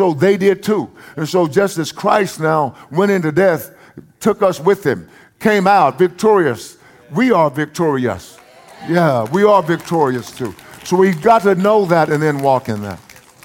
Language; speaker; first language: English; native; English